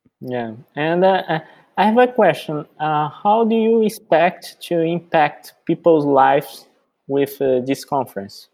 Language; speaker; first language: English; non-native, fluent; Portuguese